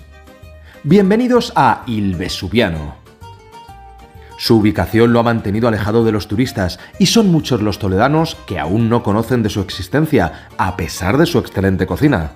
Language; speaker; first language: Spanish; native; Spanish